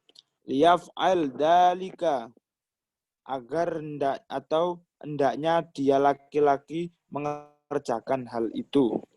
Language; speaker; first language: Indonesian; native; Indonesian